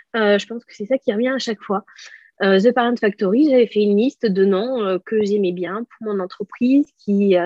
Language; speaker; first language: French; native; French